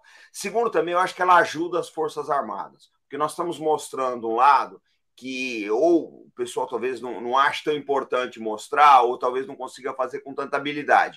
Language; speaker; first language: Portuguese; native; Portuguese